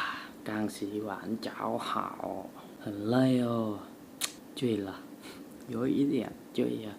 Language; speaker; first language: Chinese; non-native, learner; Lao